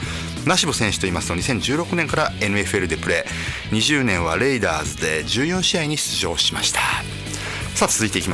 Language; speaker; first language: Japanese; native; Japanese